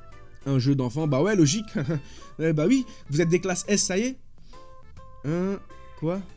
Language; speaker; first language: French; native; French